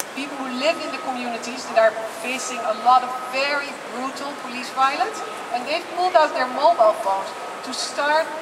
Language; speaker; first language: English; non-native, fluent; Dutch